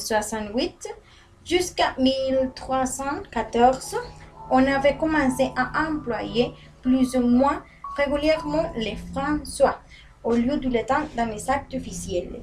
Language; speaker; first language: French; non-native, learner; Spanish